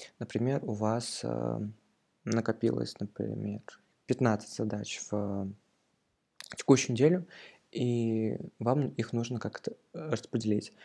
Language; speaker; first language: Russian; native; Russian